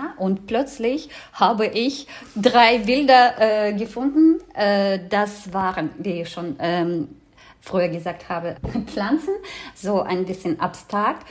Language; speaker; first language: German; non-native, fluent; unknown